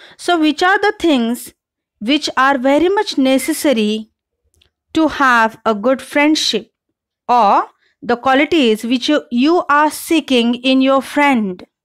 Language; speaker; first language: English; non-native, local second language; Marathi